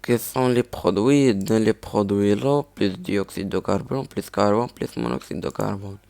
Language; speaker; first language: French; non-native, local second language; Arabic